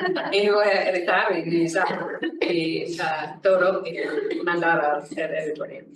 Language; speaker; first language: Spanish; non-native, learner; English